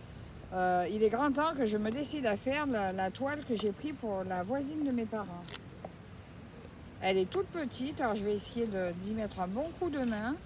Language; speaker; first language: French; native; French